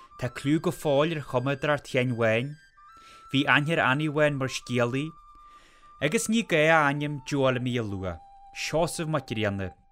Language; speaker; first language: Irish; native; Irish